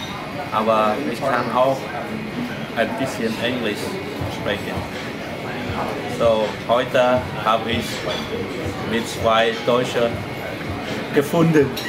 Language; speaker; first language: German; non-native, learner; Khmer